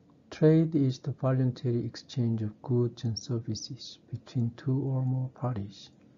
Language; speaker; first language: English; non-native, fluent; Korean